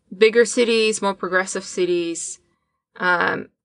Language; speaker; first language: English; non-native, fluent; Russian